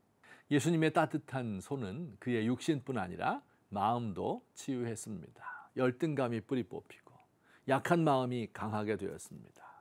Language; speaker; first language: Korean; native; Korean